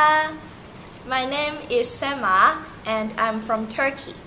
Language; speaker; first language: English; early bilingual, other home language; Turkish